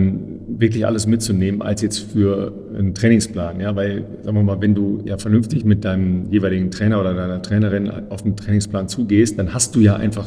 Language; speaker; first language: German; native; German